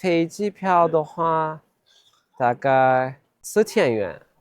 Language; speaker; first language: Chinese; non-native, learner; Turkish